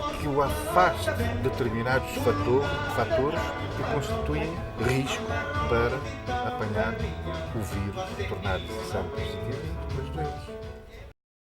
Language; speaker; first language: Portuguese; non-native, local second language; Kabuverdianu